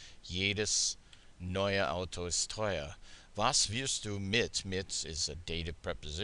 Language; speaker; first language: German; non-native, fluent; English